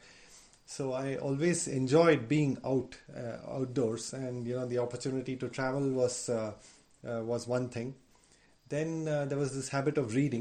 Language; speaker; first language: English; non-native, local second language; Tamil